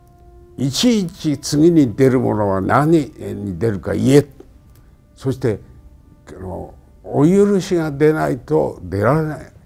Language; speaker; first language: Japanese; native; Japanese